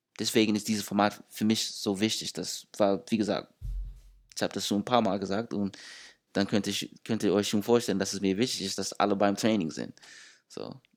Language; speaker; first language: German; non-native, fluent; English